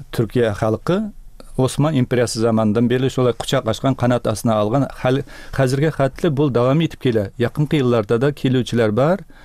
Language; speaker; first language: Tatar; early bilingual, heritage; Tatar